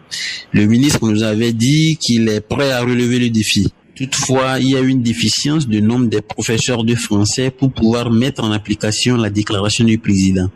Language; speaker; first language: French; non-native, fluent; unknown